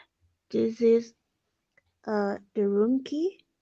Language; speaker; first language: English; non-native, fluent; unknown